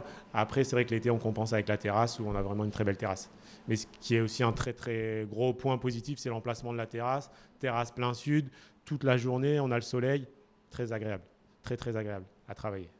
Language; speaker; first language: French; native; French